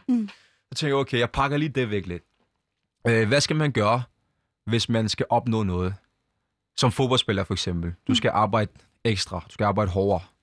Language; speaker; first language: Danish; early bilingual, other home language; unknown